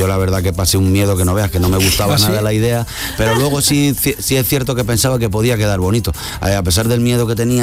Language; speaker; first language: Spanish; native; Spanish